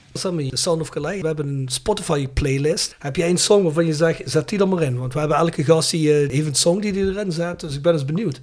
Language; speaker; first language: Dutch; native; Dutch